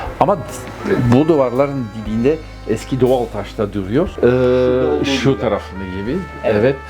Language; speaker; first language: Turkish; non-native, fluent; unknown